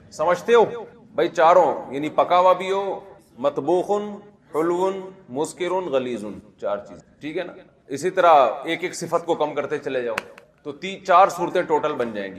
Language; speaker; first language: Urdu; native; Urdu